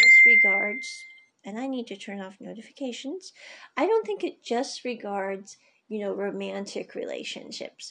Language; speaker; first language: English; native; English